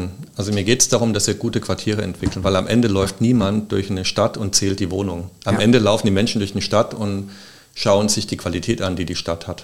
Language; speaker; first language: German; native; German